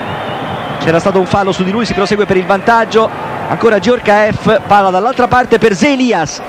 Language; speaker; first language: Italian; native; Italian